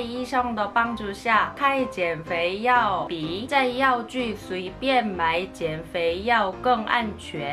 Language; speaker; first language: Chinese; non-native, fluent; Korean